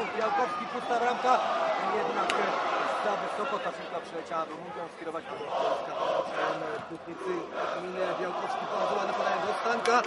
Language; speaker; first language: Polish; native; Polish